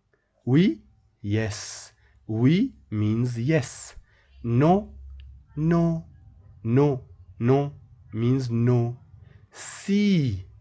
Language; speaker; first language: English; non-native, fluent; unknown